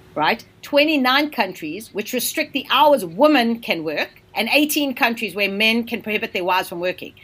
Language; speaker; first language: English; native; English